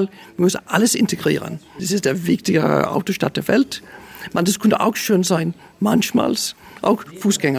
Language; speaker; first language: German; non-native, fluent; Danish